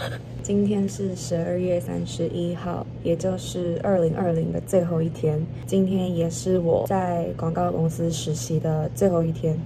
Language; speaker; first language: Chinese; native; Chinese